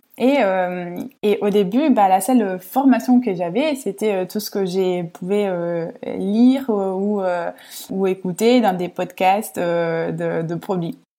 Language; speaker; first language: French; non-native, fluent; Italian